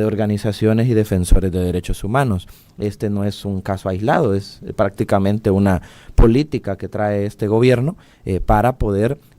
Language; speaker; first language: Spanish; native; Spanish